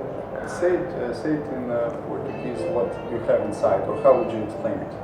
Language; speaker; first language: English; non-native, fluent; Serbian